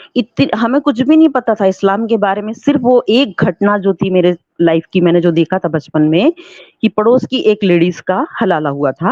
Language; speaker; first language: Hindi; native; Hindi